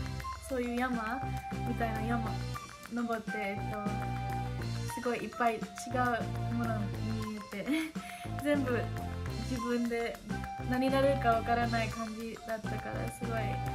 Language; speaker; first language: Japanese; early bilingual, heritage; English